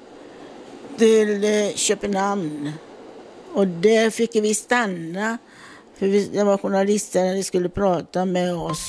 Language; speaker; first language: Swedish; non-native, fluent; Italian